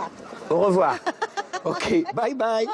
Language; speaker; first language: French; native; French